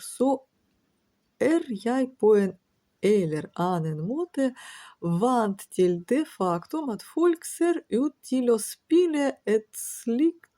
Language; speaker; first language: Norwegian; non-native, learner; Ukrainian